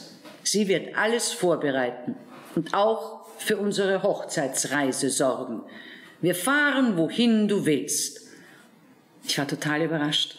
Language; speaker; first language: German; native; German